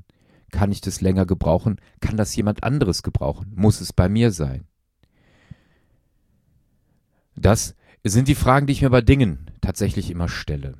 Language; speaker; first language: German; native; German